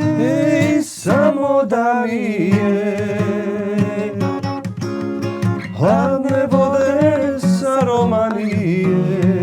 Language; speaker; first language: Bosnian; native; Bosnian